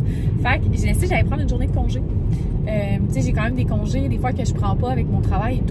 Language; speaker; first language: French; native; French